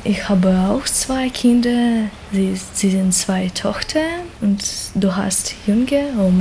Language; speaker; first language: German; non-native, learner; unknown